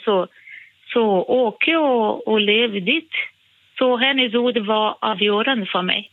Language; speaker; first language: Swedish; non-native, fluent; Portuguese